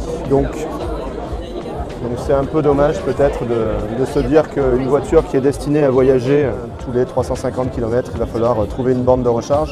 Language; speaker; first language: French; native; French